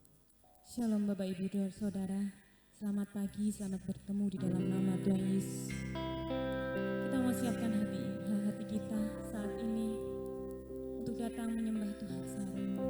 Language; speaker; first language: Indonesian; native; Indonesian